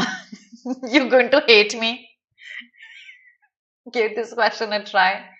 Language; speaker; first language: English; non-native, local second language; Hindi